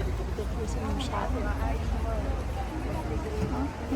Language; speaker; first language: German; non-native, fluent; Filipino